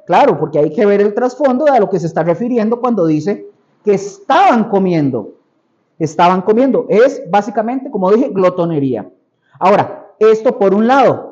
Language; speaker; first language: Spanish; native; Spanish